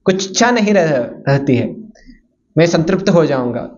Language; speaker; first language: Hindi; non-native, local second language; Kannada